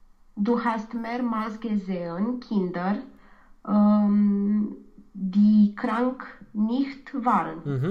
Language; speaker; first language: German; non-native, learner; Romanian